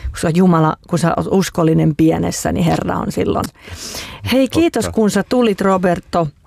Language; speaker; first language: Finnish; native; Finnish